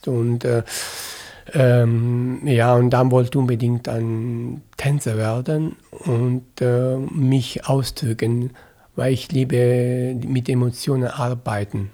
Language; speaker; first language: German; non-native, fluent; Italian